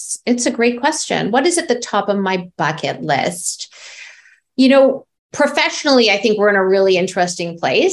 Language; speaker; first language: English; native; English